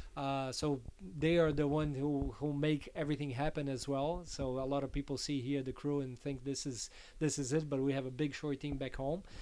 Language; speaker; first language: English; non-native, fluent; Portuguese